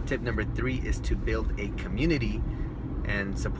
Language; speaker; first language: English; native; English